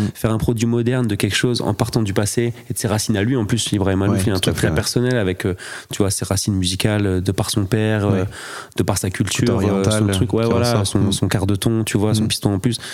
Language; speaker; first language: French; native; French